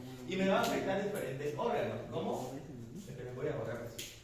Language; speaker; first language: Spanish; native; Spanish